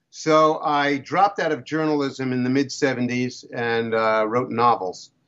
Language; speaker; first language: English; native; English